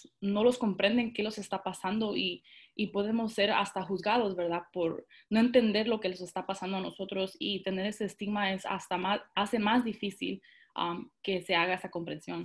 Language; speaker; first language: Spanish; early bilingual, heritage; Spanish